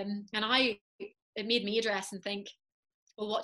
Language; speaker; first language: English; native; English